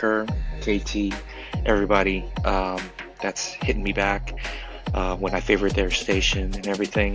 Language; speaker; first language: English; early bilingual, other home language; Chinese